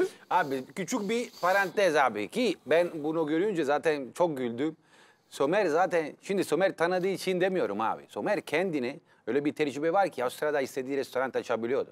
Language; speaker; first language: Turkish; non-native, fluent; Italian